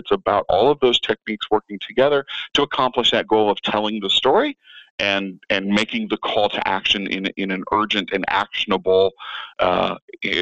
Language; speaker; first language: English; native; English